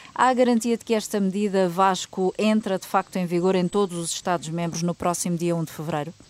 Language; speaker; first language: Portuguese; native; Portuguese